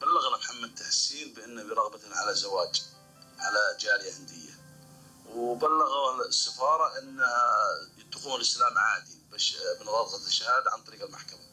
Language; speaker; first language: Arabic; native; Arabic